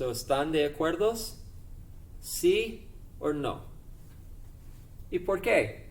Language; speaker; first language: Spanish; non-native, fluent; English